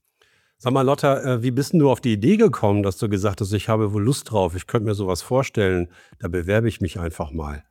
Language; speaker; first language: German; native; German